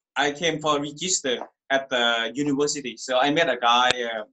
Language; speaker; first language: English; non-native, learner; Thai